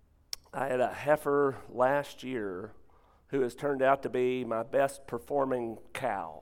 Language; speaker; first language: English; native; English